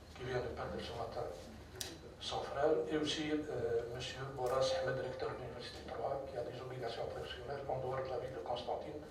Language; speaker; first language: French; non-native, local second language; Arabic